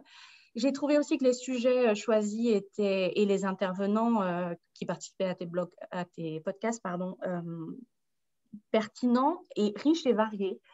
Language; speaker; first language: French; native; French